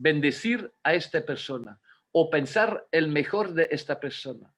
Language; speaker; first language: Spanish; non-native, fluent; French